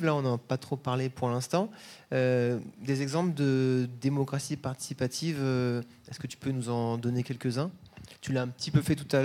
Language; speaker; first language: French; native; French